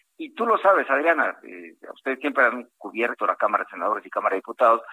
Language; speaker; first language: Spanish; native; Spanish